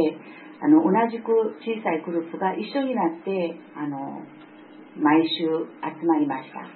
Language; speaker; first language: Japanese; non-native, fluent; Korean